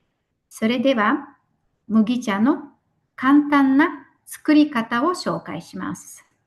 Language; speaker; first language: Japanese; non-native, fluent; Mongolian